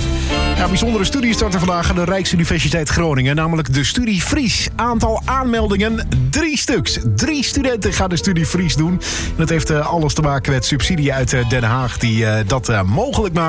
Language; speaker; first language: Dutch; native; Dutch